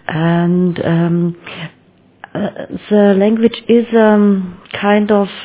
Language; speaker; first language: English; non-native, learner; German